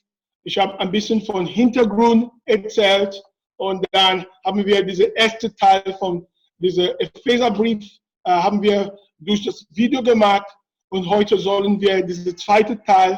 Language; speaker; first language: German; non-native, fluent; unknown